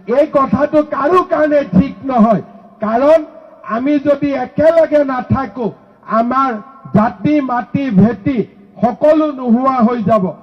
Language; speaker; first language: Assamese; native; Assamese